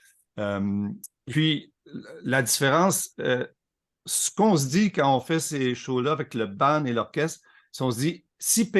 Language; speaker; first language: French; native; French